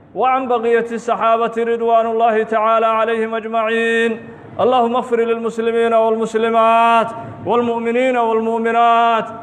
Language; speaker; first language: Arabic; non-native, local second language; Somali